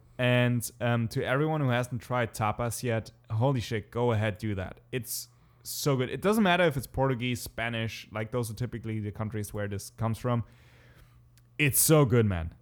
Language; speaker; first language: English; non-native, fluent; German